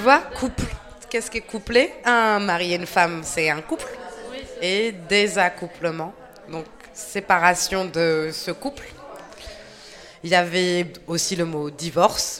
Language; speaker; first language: French; native; French